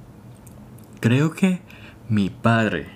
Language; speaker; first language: Spanish; non-native, fluent; Thai